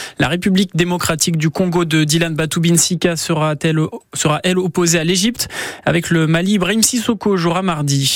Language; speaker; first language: French; native; French